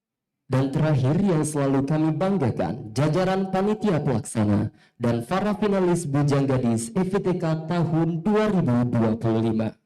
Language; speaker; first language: Indonesian; native; Indonesian